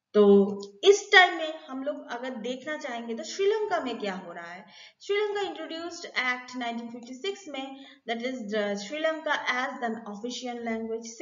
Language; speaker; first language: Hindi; non-native, local second language; Bangla